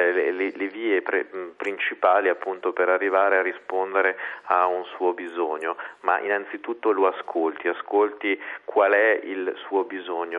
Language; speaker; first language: Italian; native; Italian